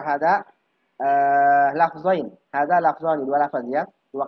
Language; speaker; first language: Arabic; non-native, fluent; Indonesian